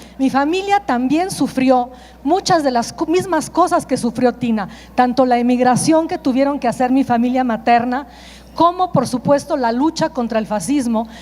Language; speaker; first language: Spanish; non-native, fluent; Italian